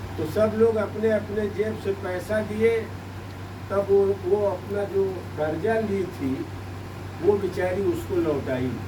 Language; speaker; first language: Hindi; native; Hindi